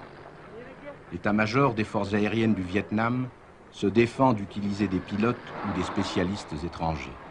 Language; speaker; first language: French; native; French